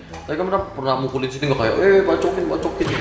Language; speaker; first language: Indonesian; native; Indonesian